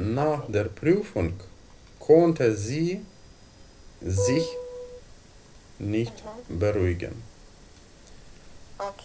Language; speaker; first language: German; non-native, fluent; Ukrainian